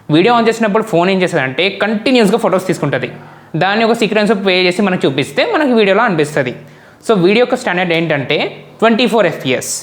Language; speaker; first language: Telugu; non-native, local second language; Urdu